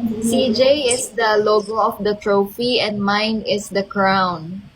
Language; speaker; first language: English; non-native, learner; Filipino